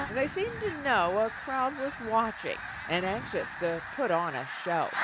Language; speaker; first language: English; native; English